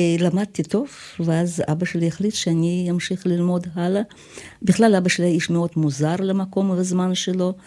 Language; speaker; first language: Hebrew; non-native, fluent; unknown